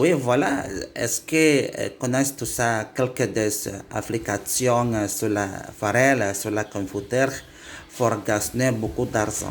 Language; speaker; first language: French; non-native, learner; Indonesian